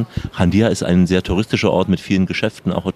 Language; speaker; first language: German; native; German